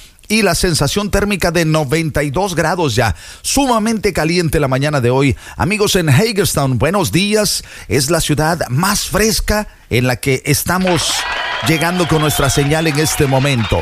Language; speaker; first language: Spanish; native; Spanish